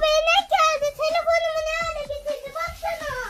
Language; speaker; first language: Turkish; native; Turkish